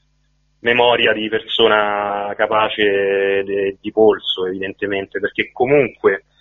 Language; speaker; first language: Italian; native; Italian